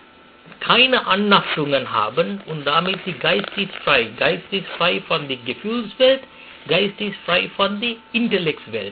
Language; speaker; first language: German; non-native, fluent; Sinhala